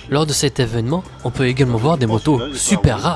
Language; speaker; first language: French; native; French